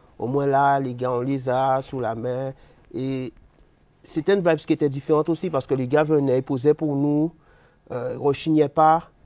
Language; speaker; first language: French; native; French